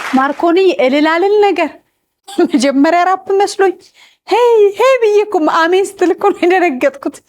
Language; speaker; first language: Amharic; native; Amharic